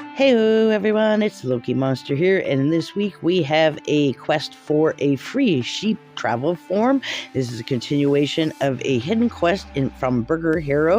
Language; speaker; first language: English; native; English